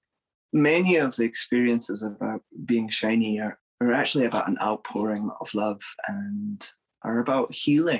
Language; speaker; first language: English; native; English